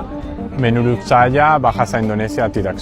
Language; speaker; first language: Indonesian; non-native, learner; Spanish